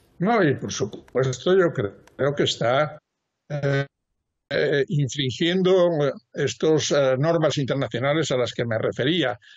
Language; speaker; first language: Spanish; native; Spanish